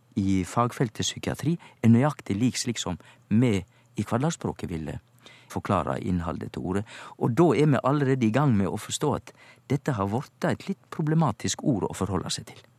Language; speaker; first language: Norwegian; native; Norwegian